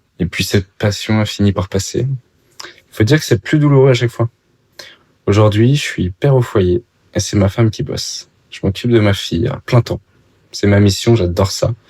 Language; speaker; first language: French; native; French